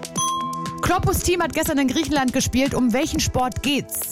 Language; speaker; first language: German; native; German